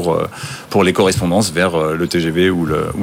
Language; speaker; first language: French; native; French